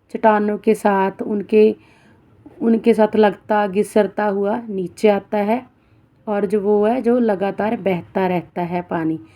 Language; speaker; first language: Hindi; non-native, local second language; Punjabi